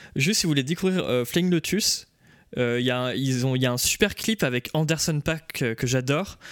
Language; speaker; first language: French; native; French